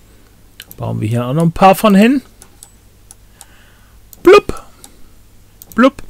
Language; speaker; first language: German; native; German